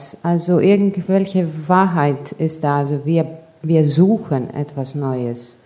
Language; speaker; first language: German; non-native, fluent; Greek